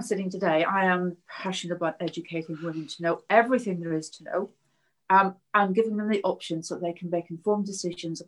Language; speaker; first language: English; native; English